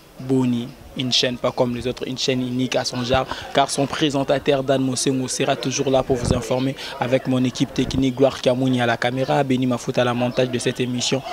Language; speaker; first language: French; non-native, local second language; Lingala